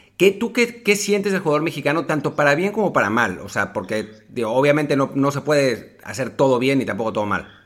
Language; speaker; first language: Spanish; native; Spanish